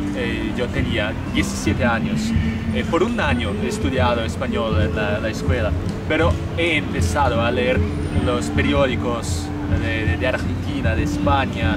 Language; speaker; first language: Spanish; non-native, fluent; Portuguese